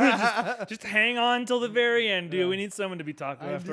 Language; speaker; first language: English; native; English